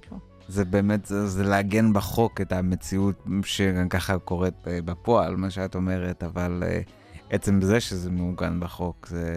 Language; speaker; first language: Hebrew; native; Hebrew